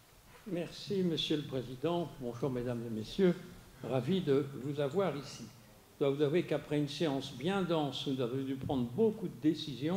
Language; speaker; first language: French; native; French